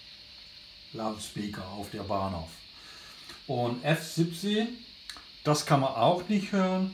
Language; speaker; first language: German; non-native, learner; English